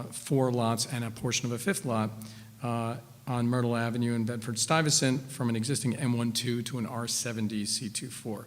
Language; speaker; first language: English; native; English